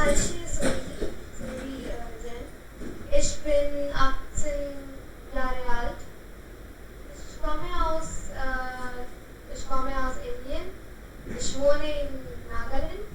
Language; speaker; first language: German; non-native, learner; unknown